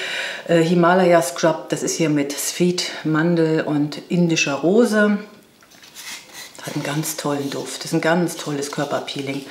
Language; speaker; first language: German; native; German